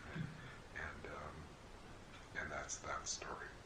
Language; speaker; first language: English; native; English